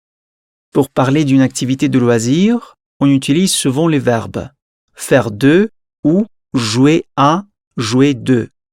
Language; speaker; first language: French; non-native, fluent; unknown